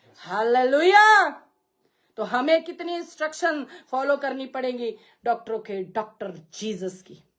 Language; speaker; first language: Hindi; non-native, local second language; Punjabi